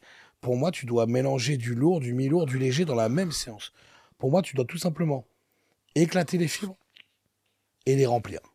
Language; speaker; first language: French; native; French